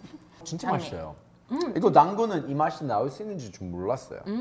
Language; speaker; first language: Korean; non-native, fluent; English